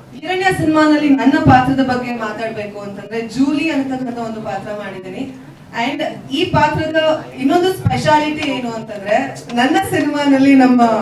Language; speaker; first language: Kannada; non-native, learner; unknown